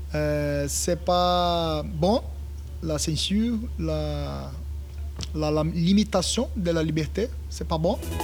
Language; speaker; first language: French; non-native, learner; Portuguese